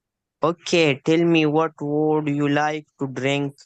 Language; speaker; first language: English; non-native, learner; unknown